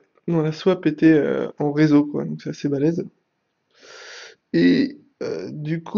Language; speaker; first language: French; native; French